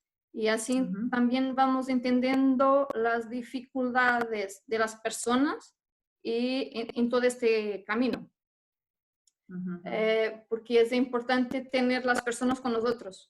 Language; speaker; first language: Spanish; non-native, fluent; Portuguese